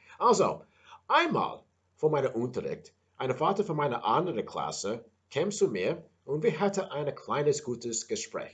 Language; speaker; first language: German; non-native, learner; English